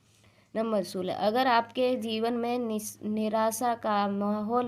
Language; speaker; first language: Hindi; native; Hindi